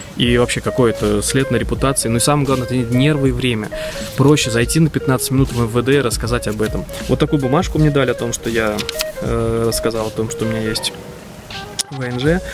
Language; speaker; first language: Russian; native; Russian